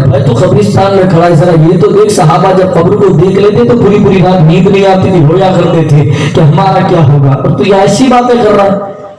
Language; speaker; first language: Urdu; non-native, local second language; Gujarati